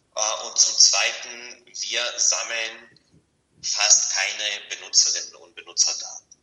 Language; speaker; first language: German; non-native, fluent; Bulgarian